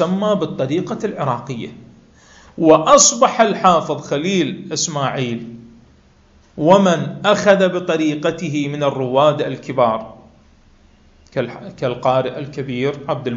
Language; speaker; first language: Arabic; native; Arabic